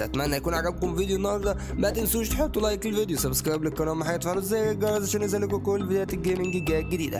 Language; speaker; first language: Arabic; native; Arabic